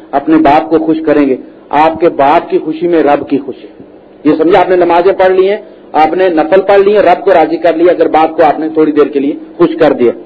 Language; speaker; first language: Urdu; non-native, local second language; Punjabi